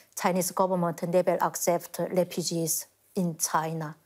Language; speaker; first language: English; non-native, fluent; Korean